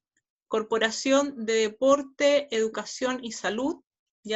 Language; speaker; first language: Spanish; native; Spanish